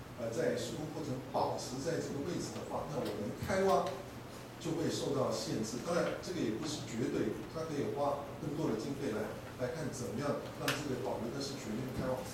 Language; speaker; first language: Chinese; native; Chinese